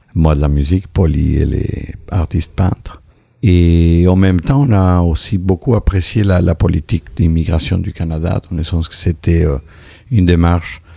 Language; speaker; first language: French; non-native, fluent; Spanish